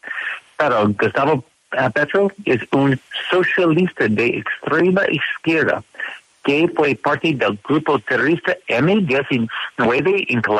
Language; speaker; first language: Spanish; non-native, learner; English